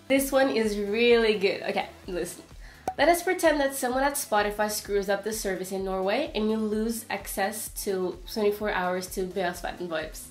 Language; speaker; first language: English; non-native, fluent; Portuguese